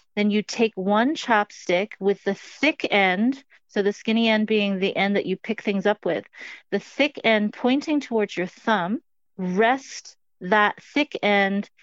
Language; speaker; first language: English; non-native, local second language; Cantonese